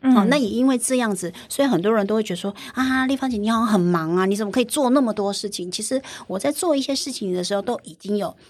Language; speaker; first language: Chinese; native; Chinese